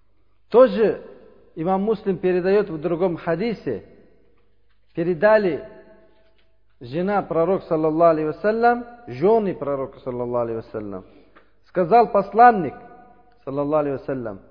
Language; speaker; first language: Russian; non-native, learner; Uzbek